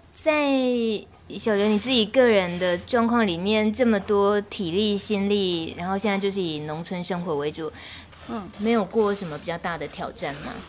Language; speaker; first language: Chinese; native; Chinese